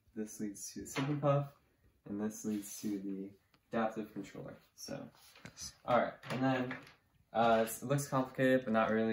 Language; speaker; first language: English; native; English